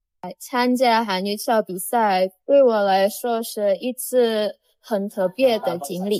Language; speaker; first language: Chinese; non-native, fluent; Indonesian